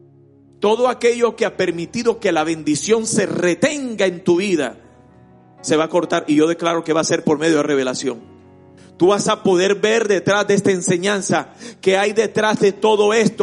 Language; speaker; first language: Spanish; native; Spanish